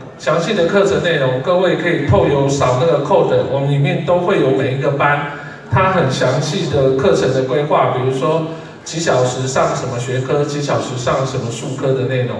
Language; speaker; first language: Chinese; native; Chinese